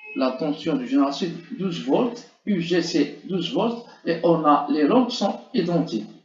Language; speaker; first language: French; non-native, local second language; Arabic